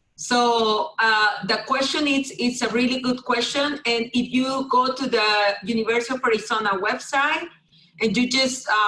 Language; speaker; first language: English; non-native, fluent; Spanish